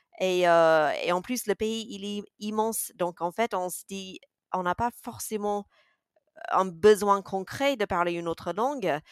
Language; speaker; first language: French; non-native, fluent; English